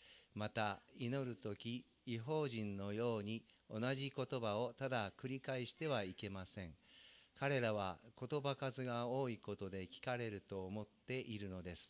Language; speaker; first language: Japanese; native; Japanese